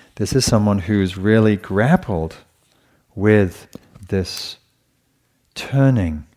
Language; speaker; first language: English; native; English